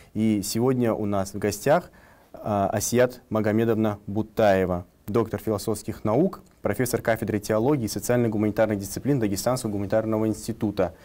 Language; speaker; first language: Russian; non-native, local second language; Tatar